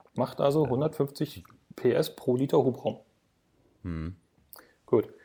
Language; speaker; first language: German; native; German